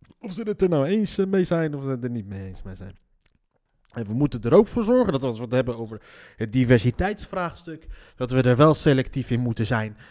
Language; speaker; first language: Dutch; early bilingual, other home language; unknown